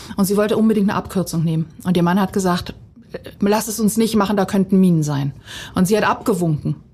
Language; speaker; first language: German; early bilingual, other home language; Bosnian